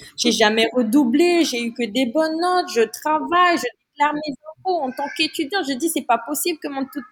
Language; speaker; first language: French; non-native, local second language; Malagasy